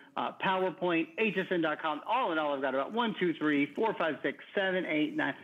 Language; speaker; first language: English; native; English